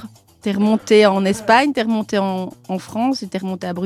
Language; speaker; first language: French; native; French